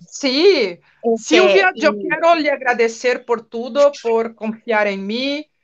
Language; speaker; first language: Spanish; non-native, fluent; Portuguese